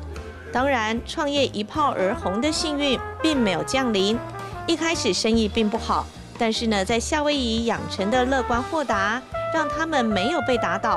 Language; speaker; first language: Chinese; native; Chinese